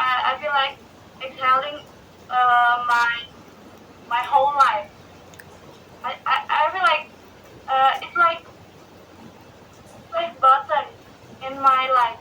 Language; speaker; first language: English; non-native, learner; Indonesian